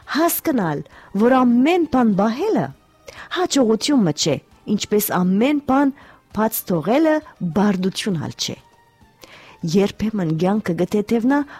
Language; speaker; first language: Armenian; early bilingual, heritage; Armenian